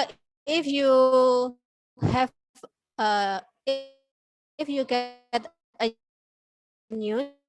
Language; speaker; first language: English; non-native, learner; Indonesian